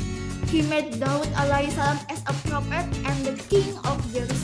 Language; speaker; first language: English; non-native, local second language; Indonesian